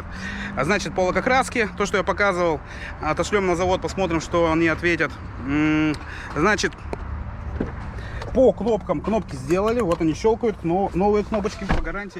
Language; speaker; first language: Russian; native; Russian